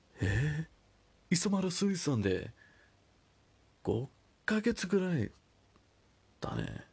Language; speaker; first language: Japanese; non-native, learner; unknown